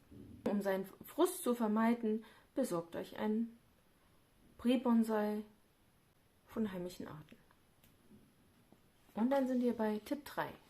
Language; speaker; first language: German; native; German